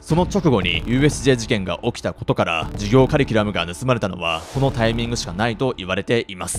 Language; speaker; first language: Japanese; native; Japanese